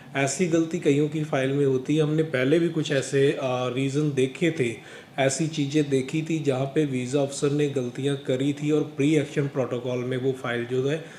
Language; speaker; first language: Hindi; non-native, local second language; Punjabi